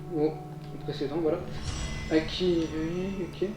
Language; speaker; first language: French; native; French